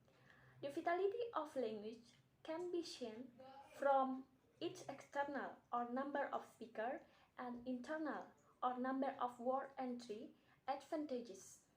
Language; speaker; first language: English; non-native, learner; Indonesian